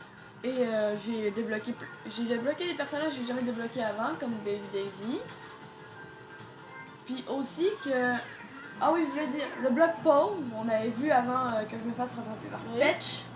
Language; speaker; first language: French; native; French